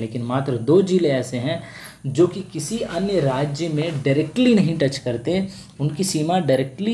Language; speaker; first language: Hindi; native; Hindi